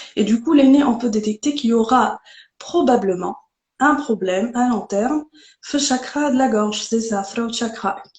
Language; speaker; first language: French; non-native, local second language; Arabic